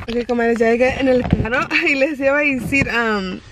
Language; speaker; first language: Spanish; early bilingual, heritage; Spanish